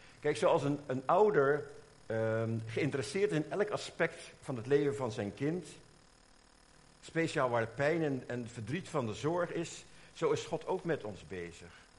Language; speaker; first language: Dutch; native; Dutch